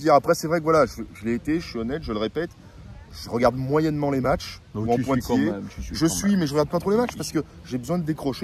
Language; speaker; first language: French; native; French